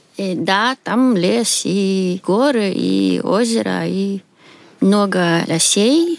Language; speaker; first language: Russian; non-native, fluent; Swedish